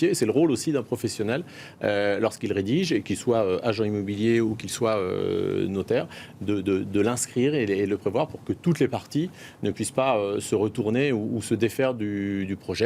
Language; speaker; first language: French; native; French